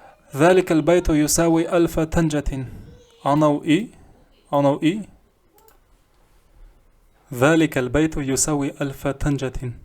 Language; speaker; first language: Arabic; non-native, fluent; Kazakh